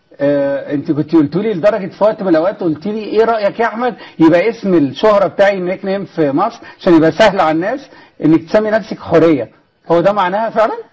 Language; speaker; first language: Arabic; native; Arabic